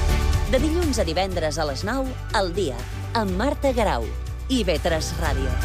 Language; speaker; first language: Catalan; native; Catalan